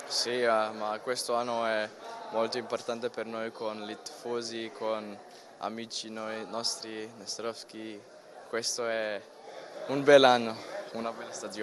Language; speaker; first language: Italian; non-native, learner; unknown